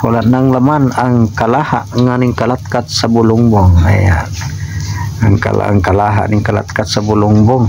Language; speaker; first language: Filipino; non-native, local second language; Cebuano